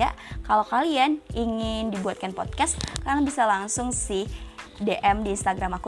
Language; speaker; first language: Indonesian; native; Indonesian